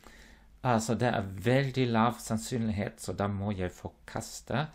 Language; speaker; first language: Norwegian; non-native, fluent; German